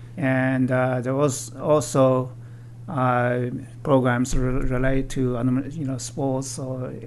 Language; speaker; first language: English; non-native, fluent; Chinese